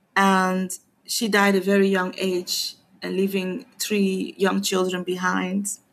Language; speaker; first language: English; non-native, fluent; Papiamento